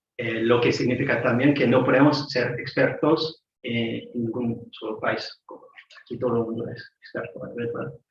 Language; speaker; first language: Spanish; non-native, fluent; English